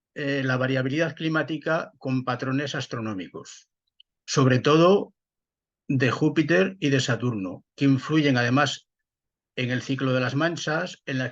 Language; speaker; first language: Spanish; native; Spanish